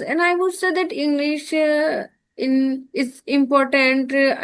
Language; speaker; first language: English; non-native, learner; Hindi